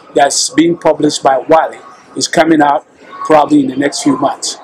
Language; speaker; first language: English; non-native, local second language; Akan